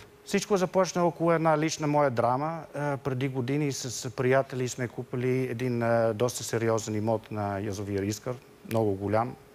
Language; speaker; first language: Bulgarian; non-native, fluent; Dutch